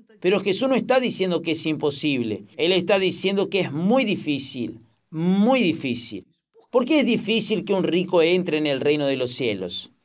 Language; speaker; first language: Spanish; non-native, fluent; Portuguese